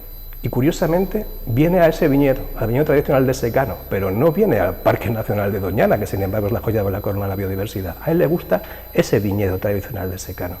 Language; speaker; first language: Spanish; native; Spanish